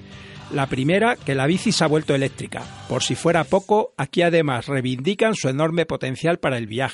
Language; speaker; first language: Spanish; native; Spanish